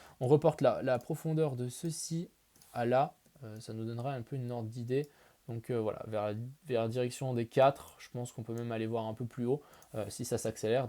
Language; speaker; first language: French; native; French